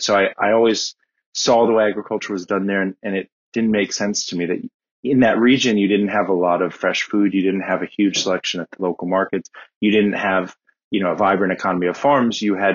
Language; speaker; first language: English; native; English